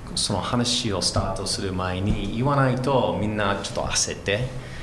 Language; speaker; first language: Japanese; non-native, fluent; English